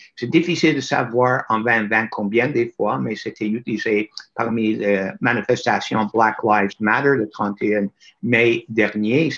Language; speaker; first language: French; non-native, fluent; English